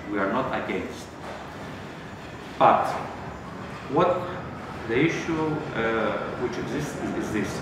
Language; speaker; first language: English; non-native, fluent; Greek